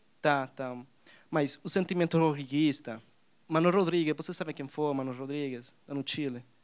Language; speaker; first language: Portuguese; non-native, learner; Spanish